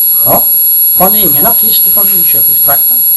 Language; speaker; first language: Swedish; native; Swedish